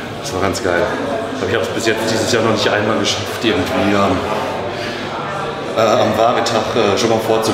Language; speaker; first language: German; native; German